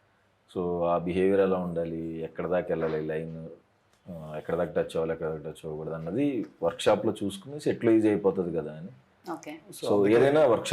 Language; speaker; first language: Telugu; native; Telugu